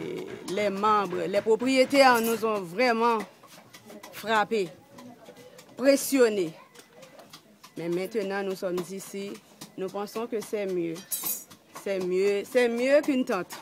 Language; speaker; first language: French; non-native, local second language; Haitian Creole